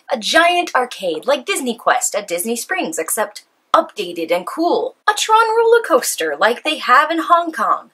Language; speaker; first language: English; native; English